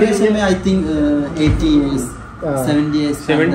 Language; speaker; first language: Hindi; non-native, local second language; Malayalam